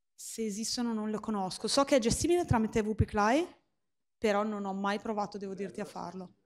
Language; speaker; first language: Italian; native; Italian